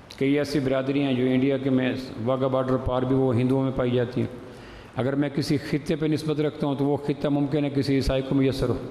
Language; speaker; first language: Urdu; native; Urdu